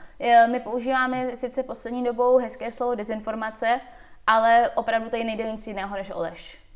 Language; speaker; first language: Czech; early bilingual, heritage; Czech